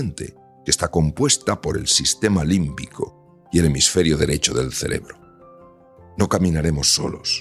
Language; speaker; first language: Spanish; native; Spanish